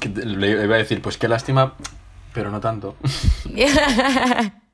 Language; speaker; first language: Spanish; native; Spanish